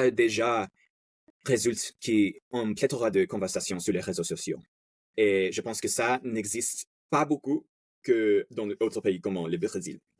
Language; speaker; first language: French; non-native, learner; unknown